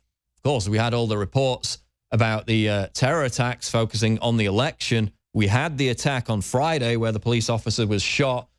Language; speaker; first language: English; native; English